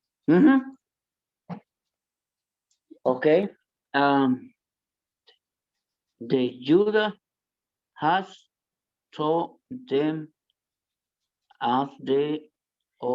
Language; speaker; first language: English; non-native, learner; Spanish